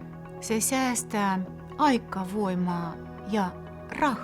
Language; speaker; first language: Finnish; non-native, fluent; Russian